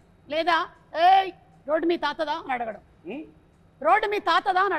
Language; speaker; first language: Telugu; native; Telugu